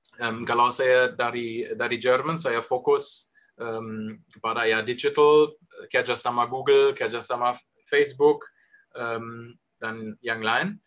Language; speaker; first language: Indonesian; non-native, learner; German